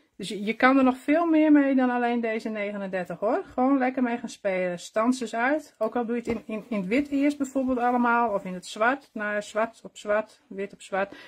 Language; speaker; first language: Dutch; native; Dutch